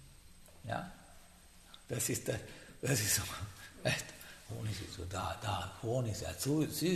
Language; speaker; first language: German; non-native, learner; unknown